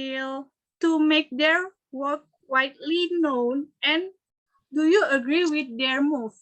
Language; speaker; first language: English; non-native, learner; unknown